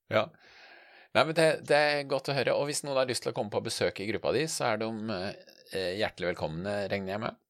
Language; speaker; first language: Norwegian; native; Norwegian